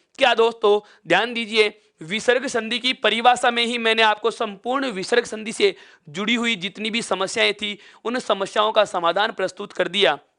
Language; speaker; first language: Hindi; native; Hindi